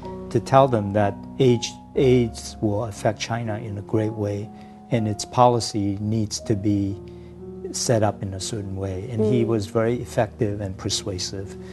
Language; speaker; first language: English; early bilingual, other home language; Chinese